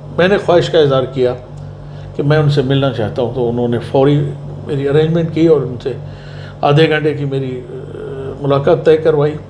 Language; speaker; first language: Urdu; non-native, local second language; Baluchi